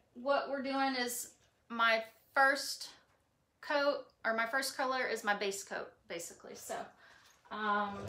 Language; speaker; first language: English; native; English